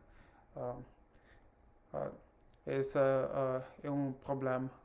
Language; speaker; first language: French; non-native, learner; Spanish